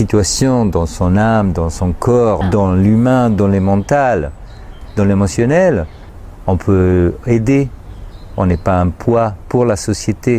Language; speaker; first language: French; non-native, fluent; Spanish